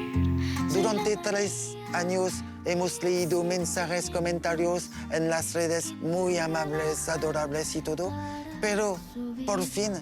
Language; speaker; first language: Spanish; non-native, learner; French